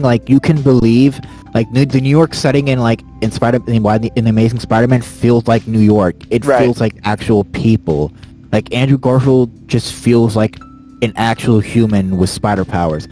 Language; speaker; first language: English; native; English